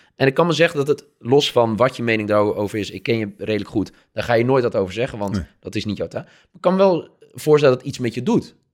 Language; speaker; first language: Dutch; native; Dutch